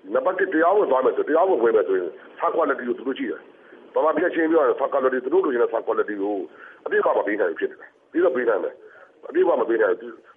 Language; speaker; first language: Burmese; native; Burmese